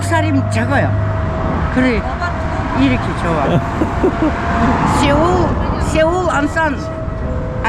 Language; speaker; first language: Korean; early bilingual, heritage; Korean